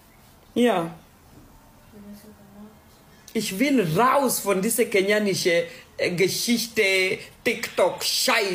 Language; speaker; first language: German; non-native, learner; Swahili